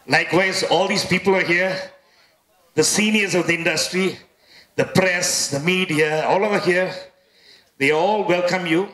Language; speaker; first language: English; non-native, local second language; Tamil